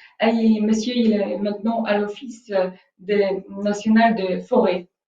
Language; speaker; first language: French; non-native, fluent; Polish